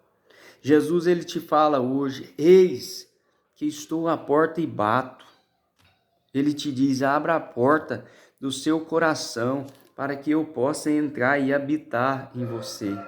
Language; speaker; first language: Portuguese; native; Portuguese